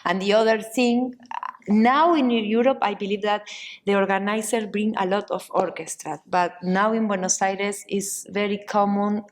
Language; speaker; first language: English; non-native, learner; Spanish